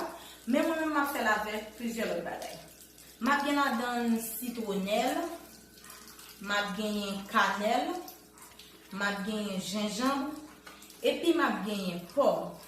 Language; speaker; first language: French; non-native, learner; Haitian Creole